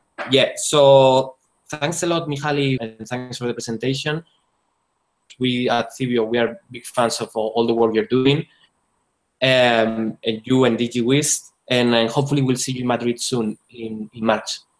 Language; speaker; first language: English; non-native, fluent; Spanish